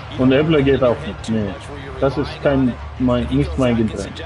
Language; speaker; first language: German; non-native, learner; Russian